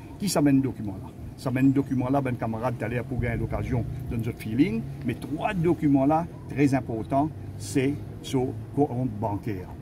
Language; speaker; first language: French; non-native, local second language; Morisyen